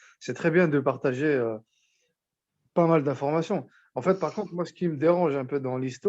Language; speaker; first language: French; non-native, local second language; Arabic